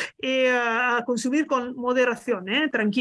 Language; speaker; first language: Spanish; non-native, learner; French